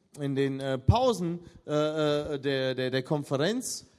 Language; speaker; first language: German; non-native, fluent; Russian